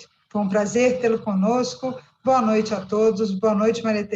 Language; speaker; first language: Portuguese; native; Portuguese